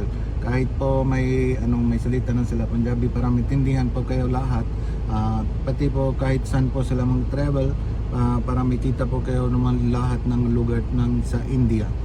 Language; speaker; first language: Filipino; non-native, learner; Punjabi